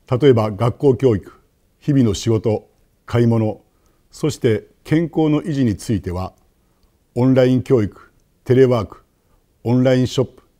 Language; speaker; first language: Japanese; native; Japanese